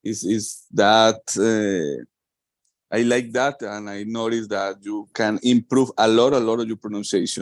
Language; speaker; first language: English; non-native, learner; Spanish